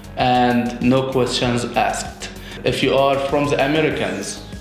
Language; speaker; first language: English; non-native, fluent; Arabic